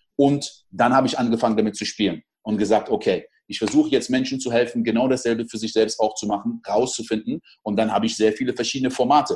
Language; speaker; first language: German; early bilingual, other home language; French